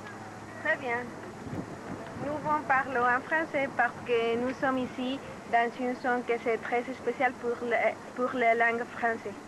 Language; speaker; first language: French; non-native, learner; Spanish